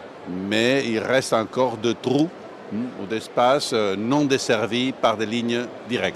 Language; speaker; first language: French; non-native, fluent; Spanish